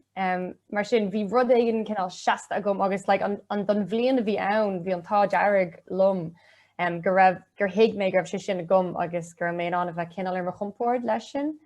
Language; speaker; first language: Irish; non-native, local second language; English